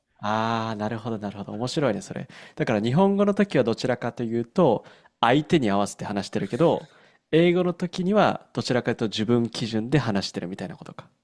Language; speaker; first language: Japanese; native; Japanese